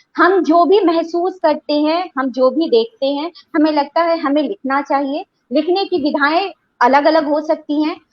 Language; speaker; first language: Hindi; native; Hindi